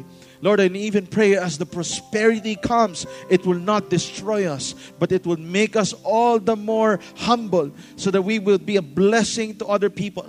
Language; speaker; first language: English; non-native, local second language; Filipino